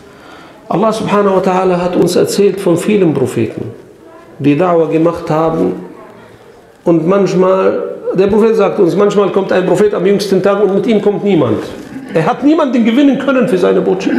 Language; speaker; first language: German; non-native, fluent; Arabic